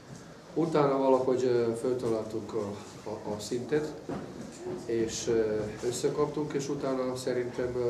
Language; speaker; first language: Hungarian; non-native, fluent; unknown